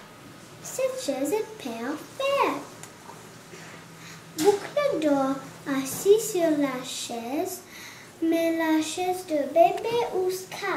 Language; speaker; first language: French; non-native, learner; English